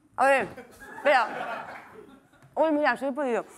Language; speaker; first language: Spanish; native; Spanish